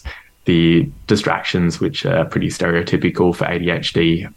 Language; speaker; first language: English; native; English